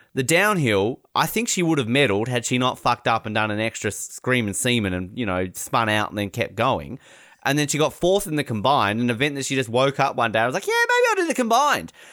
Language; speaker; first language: English; native; English